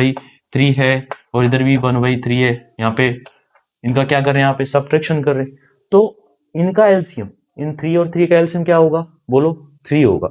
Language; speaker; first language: Hindi; native; Hindi